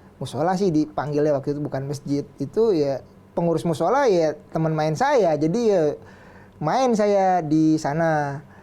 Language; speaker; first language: Indonesian; native; Indonesian